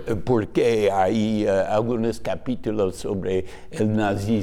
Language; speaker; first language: Spanish; non-native, fluent; English